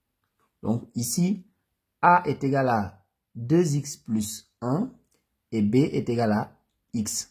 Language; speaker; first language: French; native; French